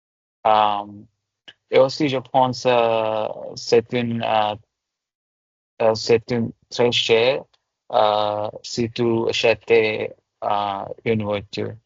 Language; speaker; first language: French; non-native, learner; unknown